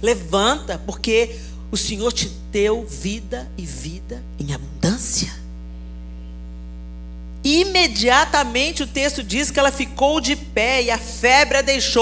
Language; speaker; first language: Portuguese; native; Portuguese